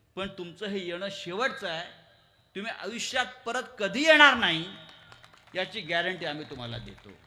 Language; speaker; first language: Marathi; native; Marathi